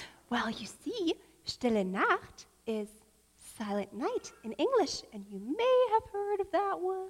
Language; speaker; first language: English; native; English